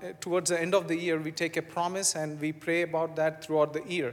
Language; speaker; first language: English; non-native, local second language; Telugu